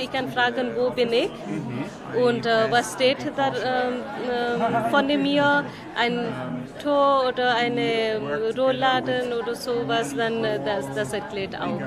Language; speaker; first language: German; non-native, learner; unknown